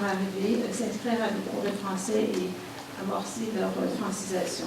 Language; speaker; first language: French; native; French